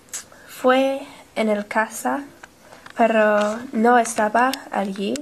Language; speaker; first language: Spanish; non-native, learner; English